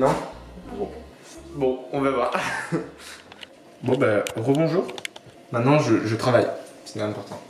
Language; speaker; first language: French; native; French